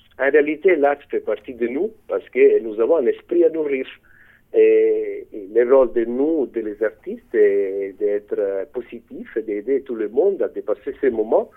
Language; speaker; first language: French; non-native, fluent; Italian